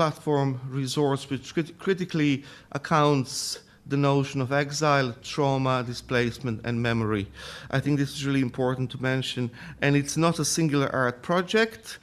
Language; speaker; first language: English; non-native, fluent; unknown